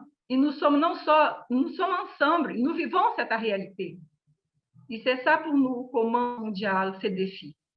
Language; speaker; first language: French; non-native, learner; Portuguese